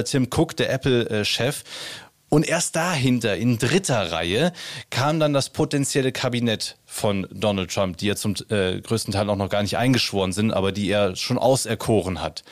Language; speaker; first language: German; native; German